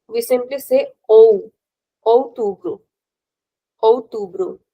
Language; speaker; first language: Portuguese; non-native, fluent; Hindi